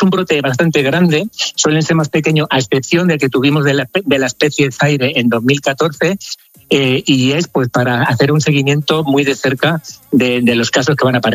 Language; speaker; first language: Spanish; native; Spanish